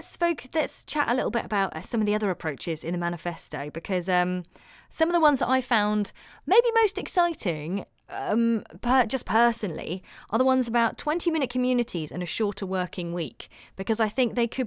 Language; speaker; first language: English; native; English